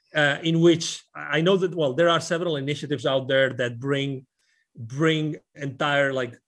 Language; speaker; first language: English; non-native, fluent; Spanish